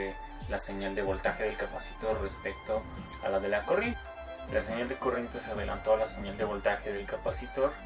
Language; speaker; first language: Spanish; native; Spanish